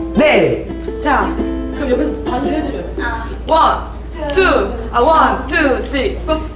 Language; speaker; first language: Korean; early bilingual, heritage; Korean